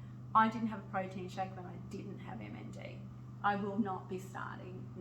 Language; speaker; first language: English; native; English